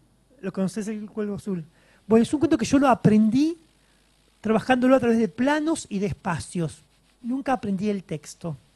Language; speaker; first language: Spanish; native; Spanish